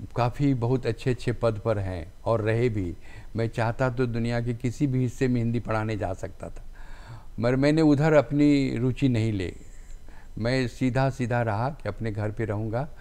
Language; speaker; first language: Hindi; native; Hindi